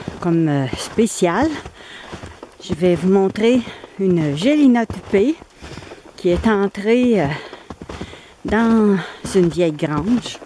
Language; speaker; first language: French; native; French